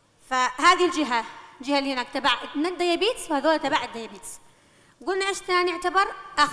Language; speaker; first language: Arabic; native; Arabic